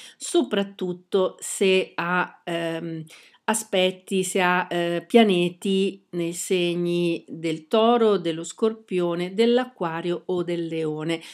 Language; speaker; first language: Italian; native; Italian